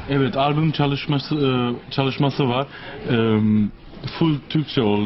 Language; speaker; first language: Turkish; early bilingual, heritage; Turkish